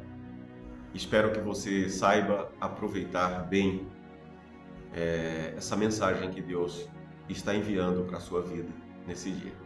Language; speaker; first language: Portuguese; native; Portuguese